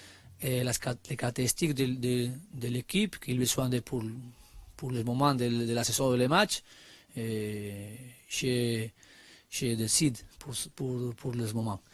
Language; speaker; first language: French; non-native, learner; Spanish